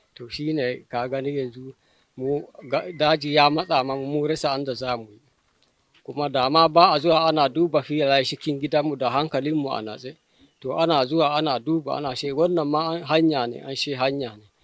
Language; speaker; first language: Hausa; non-native, local second language; Fula